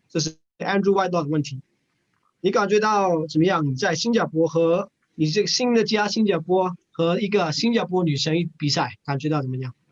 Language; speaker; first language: Chinese; non-native, fluent; English